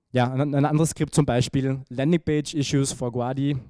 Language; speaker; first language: German; native; German